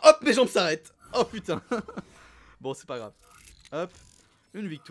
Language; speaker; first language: French; native; French